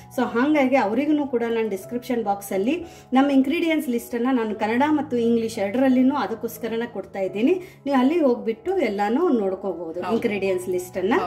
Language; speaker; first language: Kannada; native; Kannada